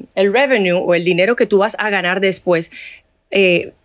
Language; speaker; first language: Spanish; non-native, fluent; Haitian Creole